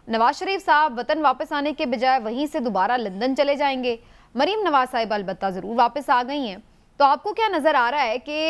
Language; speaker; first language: Urdu; native; Urdu